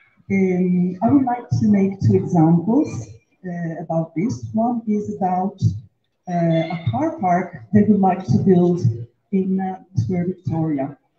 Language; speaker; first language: English; non-native, fluent; Italian